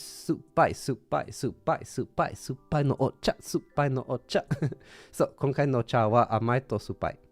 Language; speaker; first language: Japanese; non-native, learner; English